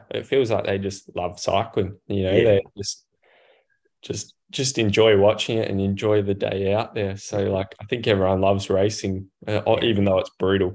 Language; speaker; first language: English; native; English